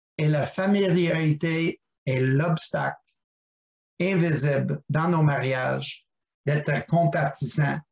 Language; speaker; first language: French; non-native, local second language; English